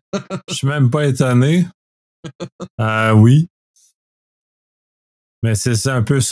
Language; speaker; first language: French; native; French